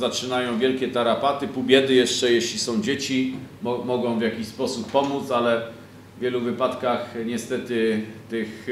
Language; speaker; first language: Polish; native; Polish